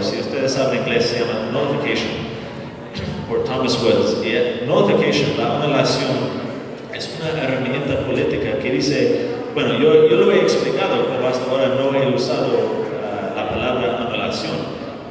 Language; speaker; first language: Spanish; non-native, fluent; English